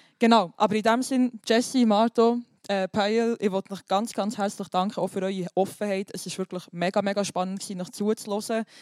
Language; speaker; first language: German; early bilingual, other home language; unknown